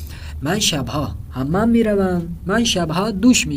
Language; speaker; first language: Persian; non-native, fluent; Urdu